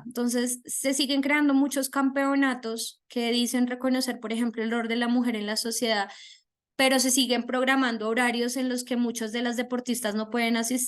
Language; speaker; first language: Spanish; native; Spanish